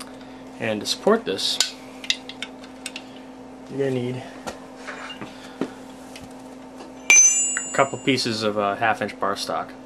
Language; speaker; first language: English; native; English